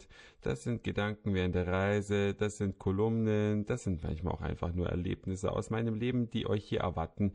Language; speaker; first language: German; native; German